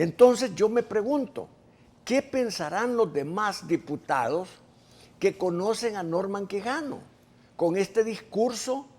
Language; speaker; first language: Spanish; native; Spanish